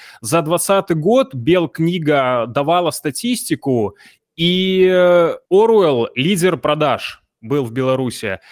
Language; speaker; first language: Russian; non-native, local second language; Belarusian